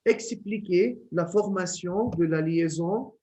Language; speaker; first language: French; non-native, local second language; Arabic